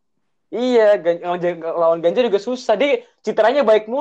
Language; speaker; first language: Indonesian; native; Indonesian